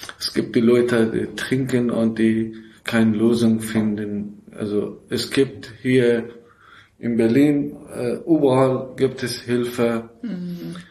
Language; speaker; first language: German; non-native, learner; Persian